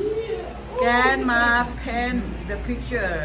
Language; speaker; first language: English; non-native, learner; Thai